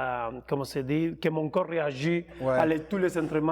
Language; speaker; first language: French; non-native, fluent; Spanish